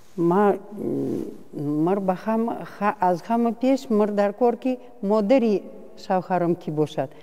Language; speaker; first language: Tajik; non-native, fluent; Russian